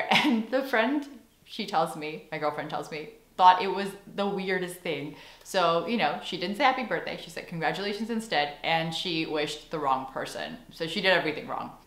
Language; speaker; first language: English; native; English